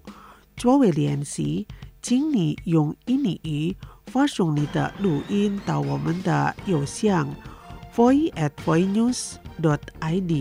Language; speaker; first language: Chinese; early bilingual, heritage; Chinese